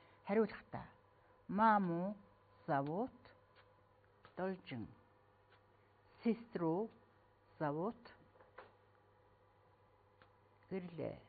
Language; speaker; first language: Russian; non-native, fluent; Mongolian